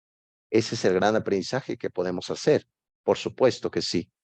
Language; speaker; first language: Spanish; native; Spanish